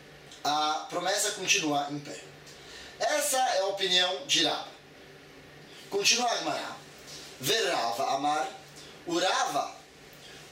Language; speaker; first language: Portuguese; native; Portuguese